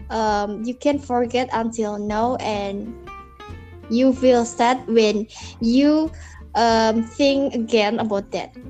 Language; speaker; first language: English; non-native, learner; Indonesian